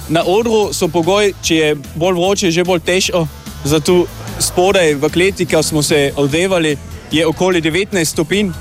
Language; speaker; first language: Slovenian; early bilingual, heritage; Slovenian